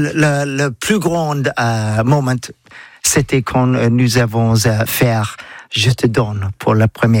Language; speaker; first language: French; non-native, learner; English